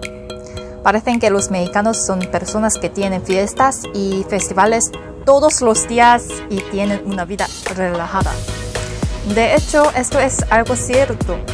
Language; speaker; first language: Spanish; non-native, fluent; Korean